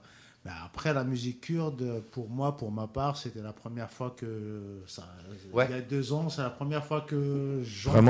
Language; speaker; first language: French; non-native, local second language; Kabyle